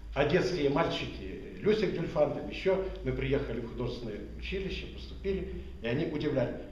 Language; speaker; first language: Russian; non-native, local second language; Ukrainian